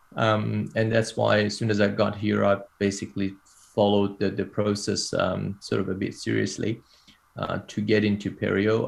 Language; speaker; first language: English; non-native, fluent; Persian